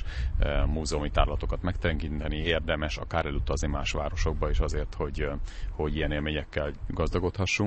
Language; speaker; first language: Hungarian; native; Hungarian